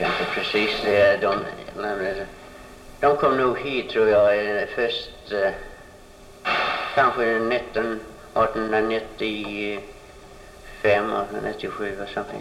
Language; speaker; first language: Swedish; early bilingual, heritage; Swedish